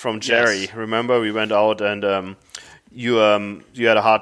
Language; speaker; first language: English; non-native, fluent; German